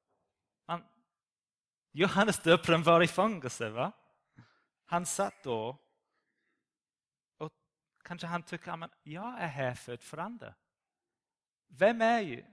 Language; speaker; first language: Swedish; non-native, learner; English